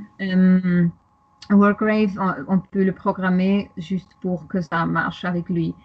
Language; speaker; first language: French; non-native, fluent; German